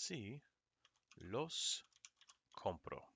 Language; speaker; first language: Spanish; non-native, fluent; English